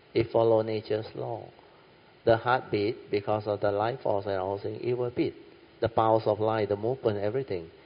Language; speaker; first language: English; non-native, local second language; Min Nan Chinese